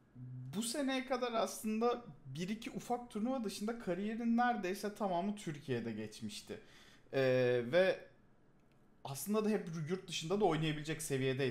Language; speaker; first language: Turkish; native; Turkish